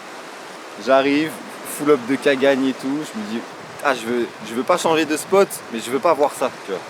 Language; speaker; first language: French; native; French